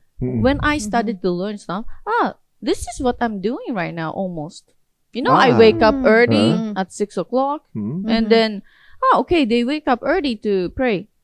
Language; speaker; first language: English; non-native, fluent; Japanese